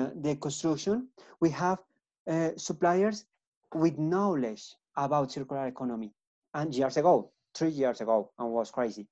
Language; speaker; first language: English; non-native, learner; Spanish